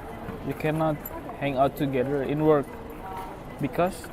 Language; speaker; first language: English; non-native, learner; Korean